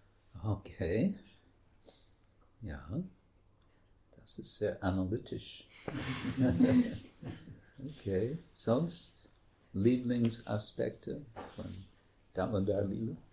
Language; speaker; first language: German; non-native, fluent; English